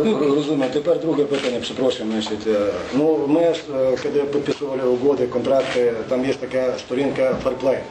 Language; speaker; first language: Polish; non-native, learner; Ukrainian